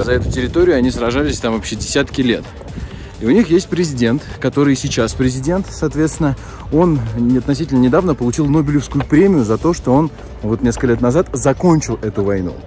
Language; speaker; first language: Russian; native; Russian